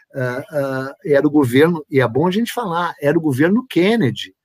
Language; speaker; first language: Portuguese; native; Portuguese